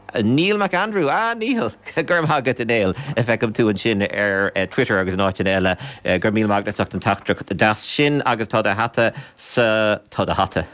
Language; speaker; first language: Irish; native; Irish